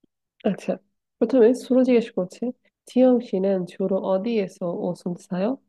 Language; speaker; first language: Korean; non-native, fluent; Bangla